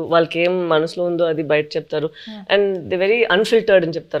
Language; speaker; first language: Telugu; non-native, fluent; Tamil